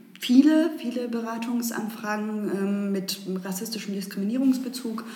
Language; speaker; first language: German; native; German